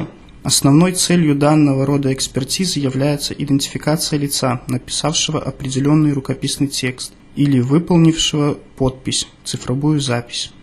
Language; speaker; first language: Russian; native; Russian